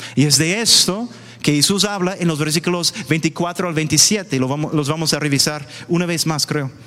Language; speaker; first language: Spanish; non-native, fluent; English